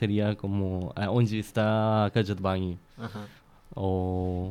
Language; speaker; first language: Portuguese; non-native, fluent; Korean